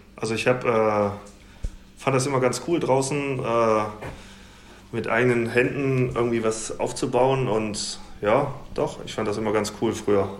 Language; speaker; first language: German; native; German